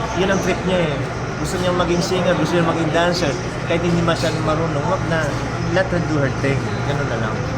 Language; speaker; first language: Filipino; native; Filipino